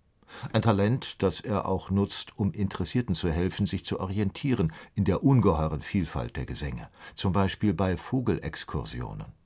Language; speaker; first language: German; native; German